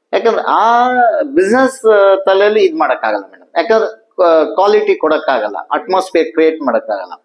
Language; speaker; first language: Kannada; native; Kannada